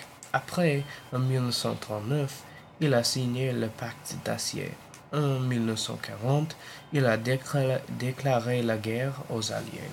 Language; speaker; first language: French; non-native, learner; English